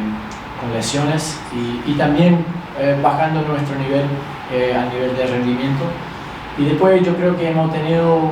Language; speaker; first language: Spanish; early bilingual, other home language; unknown